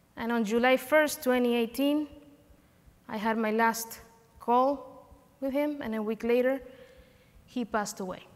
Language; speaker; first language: English; non-native, fluent; Spanish